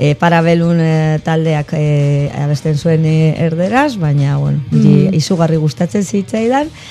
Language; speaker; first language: Basque; non-native, local second language; Spanish